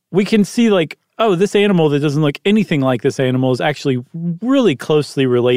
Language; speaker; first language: English; native; English